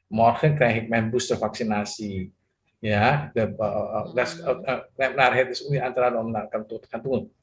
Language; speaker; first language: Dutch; non-native, fluent; Indonesian